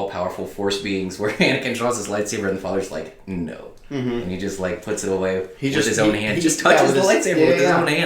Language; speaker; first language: English; native; English